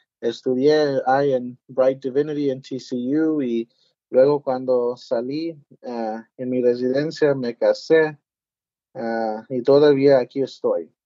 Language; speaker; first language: Spanish; early bilingual, heritage; English